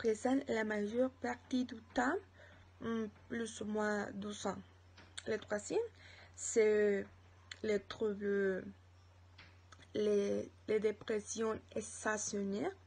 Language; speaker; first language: French; non-native, learner; Spanish